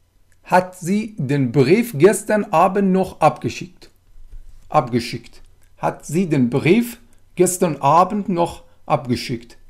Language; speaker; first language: German; non-native, fluent; Persian